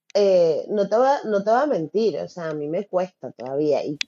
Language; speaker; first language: Spanish; native; Spanish